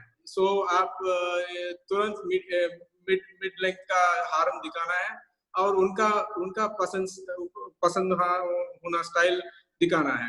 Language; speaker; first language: Hindi; non-native, local second language; Tamil